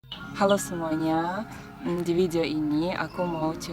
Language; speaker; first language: Indonesian; non-native, fluent; Russian